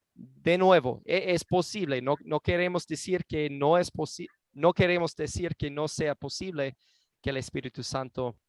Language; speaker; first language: Spanish; non-native, fluent; English